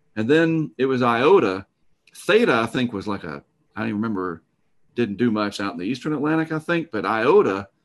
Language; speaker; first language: English; native; English